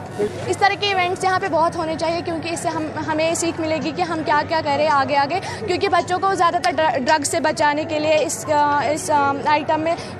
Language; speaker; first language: Urdu; non-native, local second language; Kashmiri